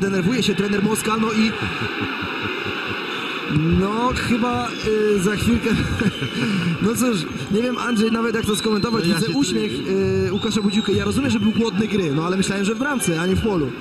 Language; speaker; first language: Polish; native; Polish